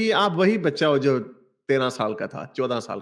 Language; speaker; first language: Hindi; native; Hindi